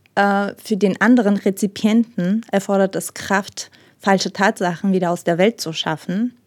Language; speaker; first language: German; non-native, fluent; Ukrainian